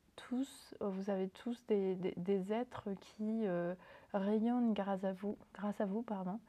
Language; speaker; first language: French; non-native, fluent; Spanish